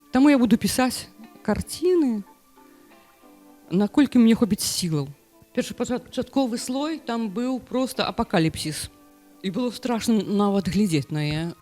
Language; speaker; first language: Belarusian; non-native, local second language; Russian